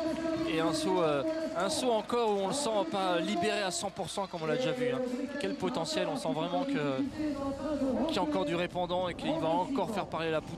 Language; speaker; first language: French; native; French